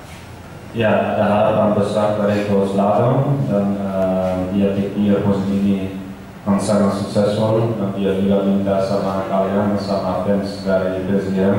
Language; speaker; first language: Indonesian; non-native, fluent; Dutch